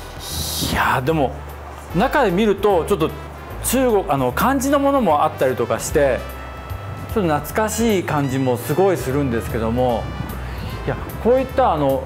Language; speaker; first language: Japanese; native; Japanese